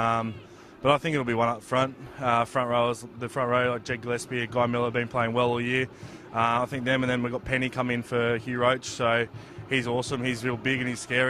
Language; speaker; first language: English; native; English